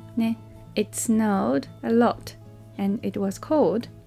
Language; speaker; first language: English; non-native, learner; Japanese